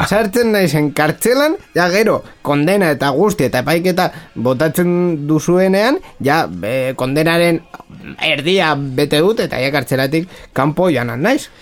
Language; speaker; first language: Basque; non-native, local second language; Spanish